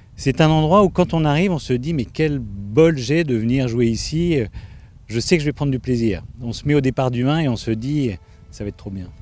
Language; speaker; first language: French; native; French